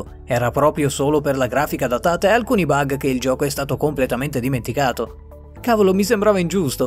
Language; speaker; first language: Italian; native; Italian